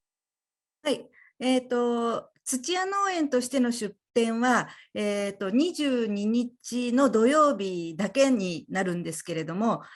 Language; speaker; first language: Japanese; native; Japanese